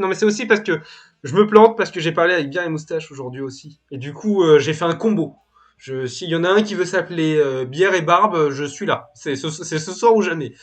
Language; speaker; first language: French; native; French